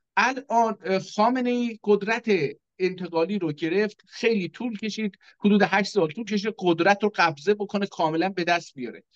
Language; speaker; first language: Persian; non-native, local second language; Azerbaijani